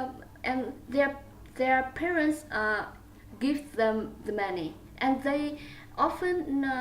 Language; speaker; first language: English; non-native, learner; Vietnamese